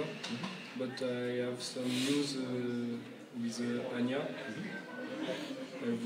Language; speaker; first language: English; non-native, learner; French